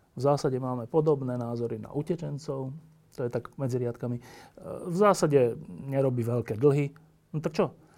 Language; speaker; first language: Slovak; native; Slovak